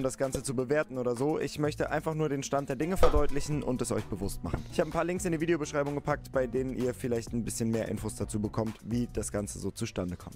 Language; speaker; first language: German; native; German